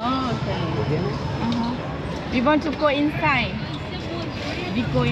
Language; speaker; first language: English; non-native, learner; Thai